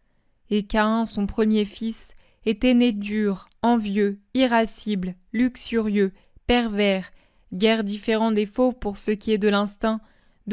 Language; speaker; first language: French; native; French